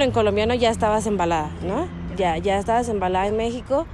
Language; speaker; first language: Spanish; native; Spanish